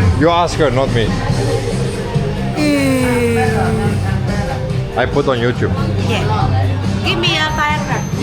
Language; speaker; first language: English; non-native, learner; Turkish